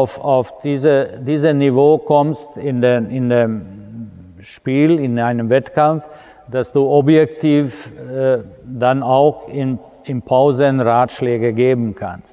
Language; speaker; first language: German; non-native, fluent; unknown